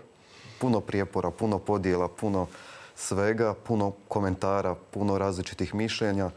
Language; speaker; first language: Croatian; native; Croatian